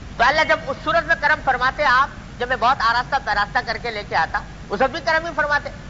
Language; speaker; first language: Urdu; native; Urdu